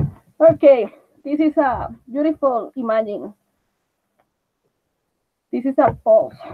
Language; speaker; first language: English; non-native, learner; Spanish